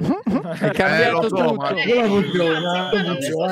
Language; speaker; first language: Italian; native; Italian